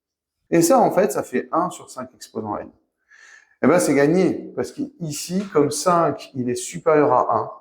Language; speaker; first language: French; native; French